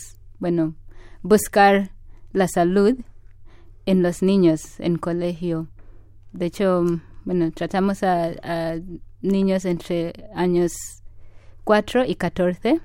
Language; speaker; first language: Spanish; non-native, fluent; Ganda